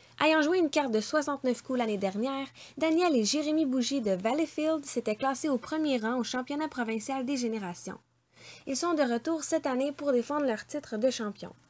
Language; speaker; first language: French; native; French